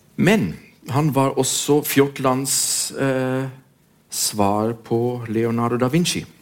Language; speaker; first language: Norwegian; non-native, fluent; German